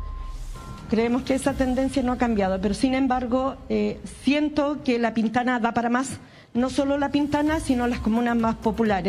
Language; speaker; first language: Spanish; native; Spanish